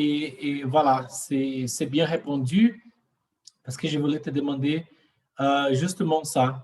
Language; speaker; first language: French; non-native, learner; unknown